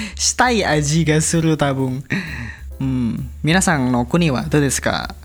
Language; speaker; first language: Japanese; non-native, learner; Indonesian